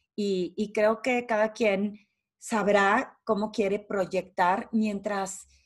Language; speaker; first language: Spanish; native; Spanish